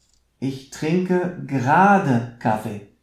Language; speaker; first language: German; non-native, fluent; English